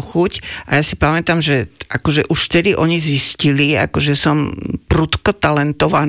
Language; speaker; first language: Slovak; native; Slovak